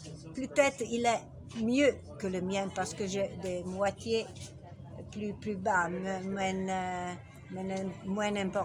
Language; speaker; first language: French; non-native, learner; Italian